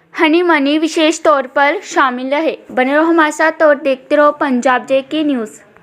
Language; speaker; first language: Hindi; non-native, local second language; Punjabi